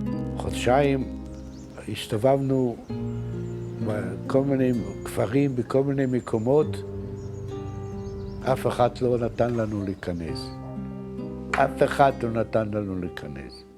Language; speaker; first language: Hebrew; non-native, fluent; Yiddish